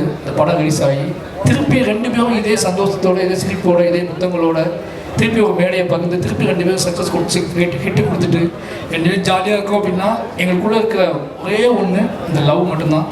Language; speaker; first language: Tamil; native; Tamil